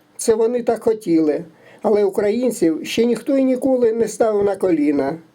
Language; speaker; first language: Ukrainian; native; Ukrainian